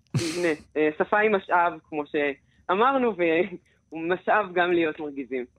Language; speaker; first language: Hebrew; native; Hebrew